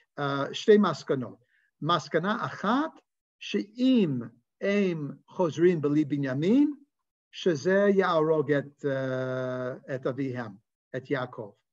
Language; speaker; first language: Hebrew; non-native, fluent; English